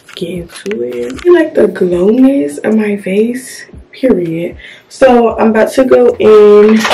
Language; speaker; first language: English; native; English